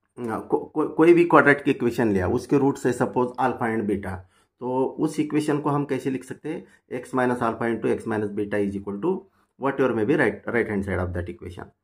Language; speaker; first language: Hindi; non-native, local second language; Marathi